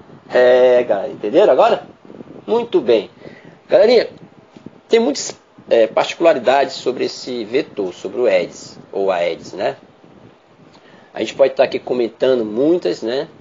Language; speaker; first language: Portuguese; native; Portuguese